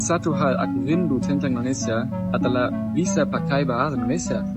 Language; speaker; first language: Indonesian; non-native, learner; German